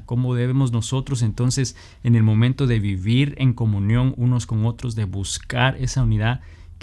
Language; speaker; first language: Spanish; native; Spanish